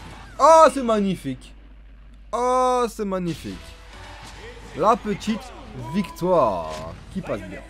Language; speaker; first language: French; native; French